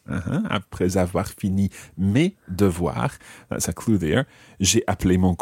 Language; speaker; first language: French; non-native, fluent; English